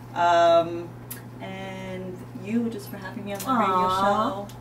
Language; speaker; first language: English; native; English